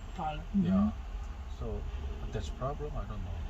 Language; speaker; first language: English; non-native, learner; Korean